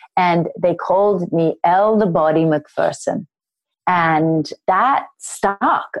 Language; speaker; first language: English; native; English